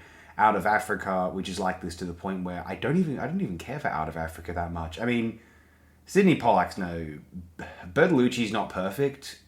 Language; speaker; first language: English; native; English